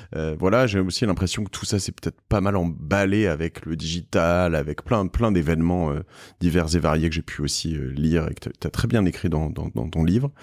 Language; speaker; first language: French; native; French